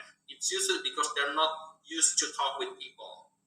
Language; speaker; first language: English; non-native, fluent; Indonesian